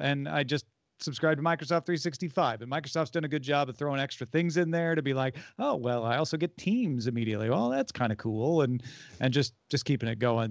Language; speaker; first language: English; native; English